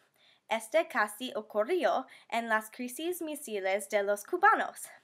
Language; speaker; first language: Spanish; non-native, learner; English